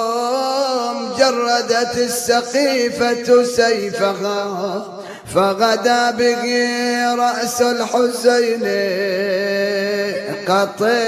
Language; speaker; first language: Arabic; native; Arabic